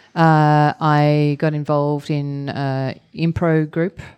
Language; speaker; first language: English; native; English